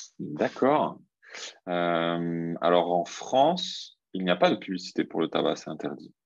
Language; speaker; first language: French; native; French